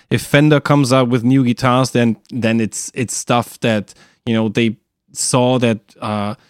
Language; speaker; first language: English; non-native, fluent; German